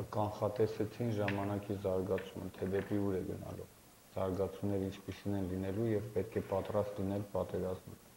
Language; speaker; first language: Armenian; native; Armenian